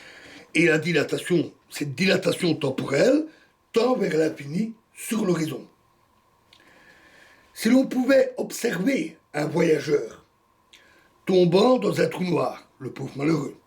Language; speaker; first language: French; native; French